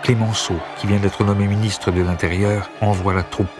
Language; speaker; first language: French; native; French